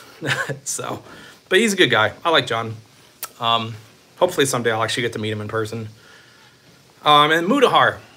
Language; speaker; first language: English; native; English